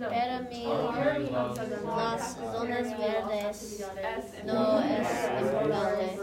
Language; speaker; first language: Spanish; non-native, learner; English